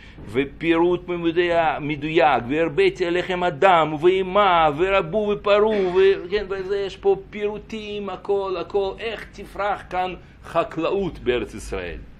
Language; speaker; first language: Hebrew; non-native, fluent; Russian